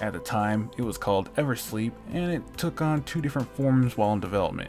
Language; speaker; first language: English; native; English